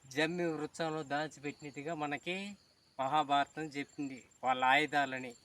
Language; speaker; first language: Telugu; native; Telugu